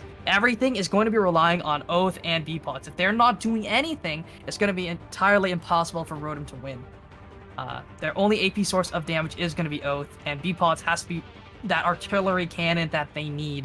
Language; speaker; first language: English; native; English